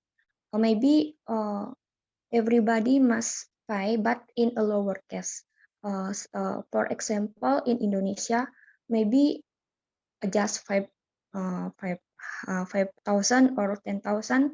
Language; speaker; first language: English; non-native, learner; Indonesian